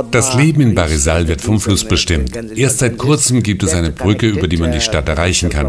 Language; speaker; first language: German; native; German